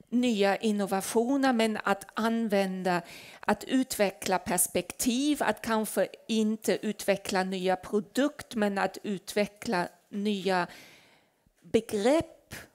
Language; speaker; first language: Swedish; non-native, fluent; German